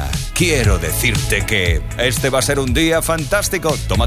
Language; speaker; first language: Spanish; native; Spanish